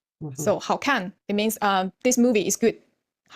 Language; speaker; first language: English; non-native, fluent; Chinese